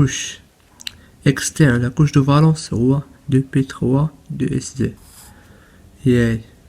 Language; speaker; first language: Arabic; native; Arabic